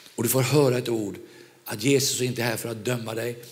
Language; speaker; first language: Swedish; native; Swedish